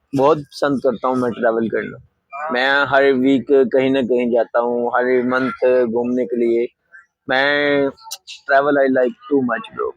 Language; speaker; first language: Hindi; non-native, local second language; Punjabi